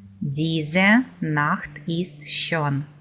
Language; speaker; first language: German; non-native, fluent; Ukrainian